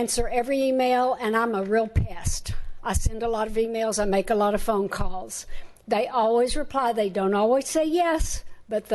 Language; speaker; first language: English; native; English